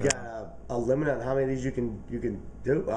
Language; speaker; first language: English; native; English